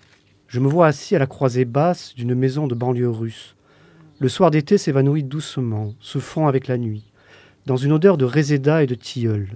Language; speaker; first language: French; native; French